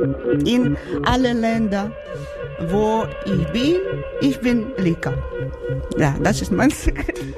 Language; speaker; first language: German; non-native, learner; Persian